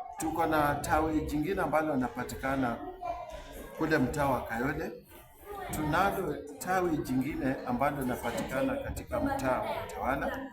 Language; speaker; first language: Swahili; non-native, local second language; Luyia